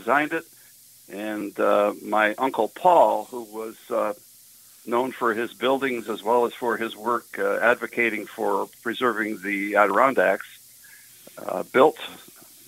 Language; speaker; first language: English; native; English